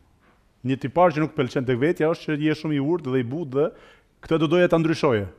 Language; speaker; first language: Albanian; native; Albanian